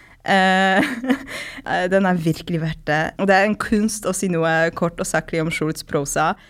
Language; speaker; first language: Norwegian; non-native, fluent; Polish